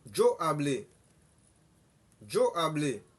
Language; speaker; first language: Spanish; non-native, fluent; Haitian Creole